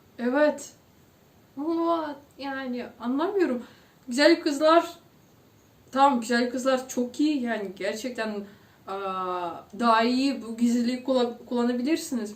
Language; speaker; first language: Turkish; non-native, fluent; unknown